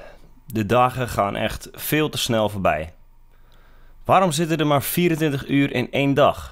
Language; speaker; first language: Dutch; native; Dutch